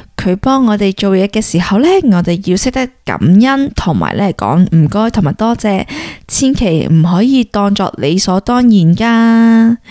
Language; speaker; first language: Cantonese; early bilingual, heritage; Cantonese